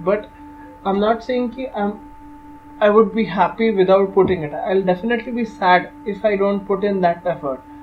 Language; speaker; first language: English; non-native, local second language; Marathi